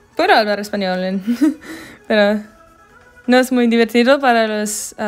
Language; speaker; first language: Spanish; non-native, learner; English